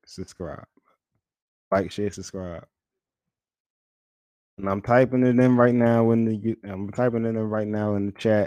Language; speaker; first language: English; native; English